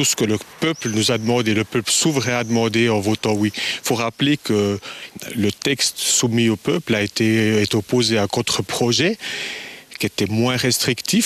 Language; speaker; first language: French; native; French